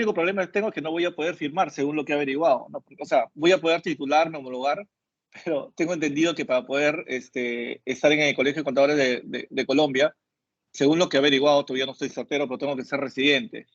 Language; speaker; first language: Spanish; native; Spanish